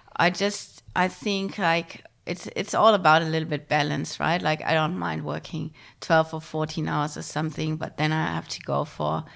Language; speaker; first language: English; non-native, fluent; German